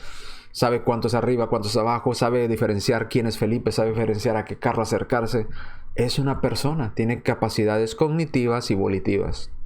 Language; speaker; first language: Spanish; native; Spanish